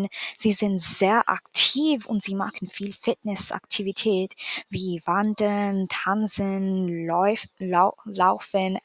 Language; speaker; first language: German; non-native, learner; English